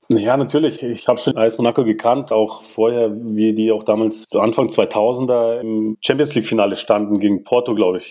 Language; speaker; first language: German; early bilingual, other home language; Russian